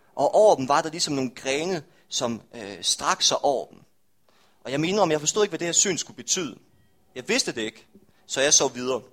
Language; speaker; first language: Danish; native; Danish